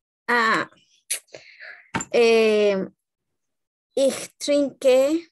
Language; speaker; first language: German; non-native, learner; Spanish